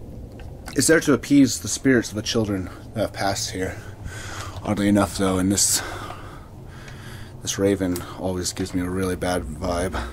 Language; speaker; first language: English; native; English